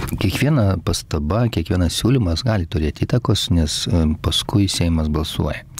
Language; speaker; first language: Lithuanian; native; Lithuanian